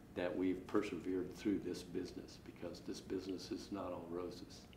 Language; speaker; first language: English; native; English